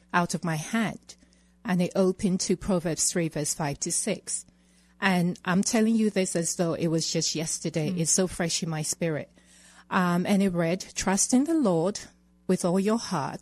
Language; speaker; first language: English; native; English